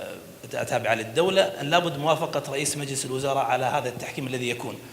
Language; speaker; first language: Arabic; native; Arabic